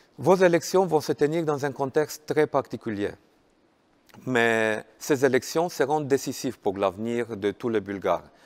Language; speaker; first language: French; non-native, fluent; Romanian